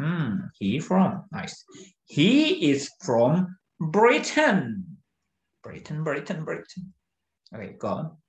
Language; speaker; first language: English; non-native, fluent; Turkish